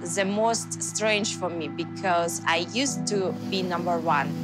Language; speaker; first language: English; non-native, fluent; Russian